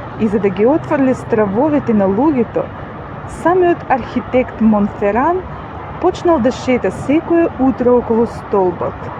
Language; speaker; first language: Macedonian; non-native, fluent; Russian